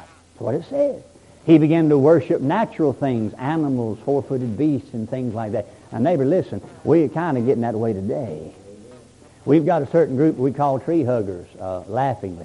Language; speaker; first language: English; native; English